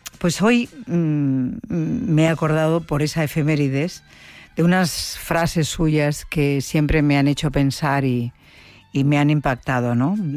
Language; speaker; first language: Spanish; native; Spanish